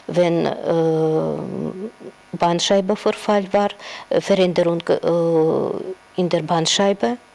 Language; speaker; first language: German; non-native, learner; Russian